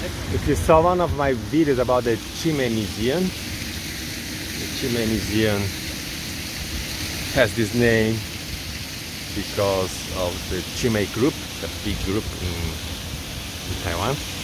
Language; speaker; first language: English; non-native, fluent; Portuguese